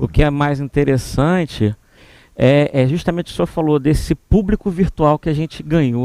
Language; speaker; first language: Portuguese; native; Portuguese